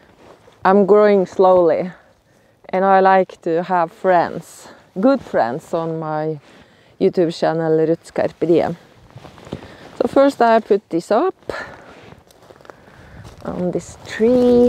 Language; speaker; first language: English; non-native, learner; Norwegian